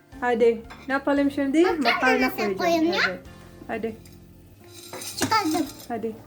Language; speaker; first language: Turkish; non-native, learner; Cebuano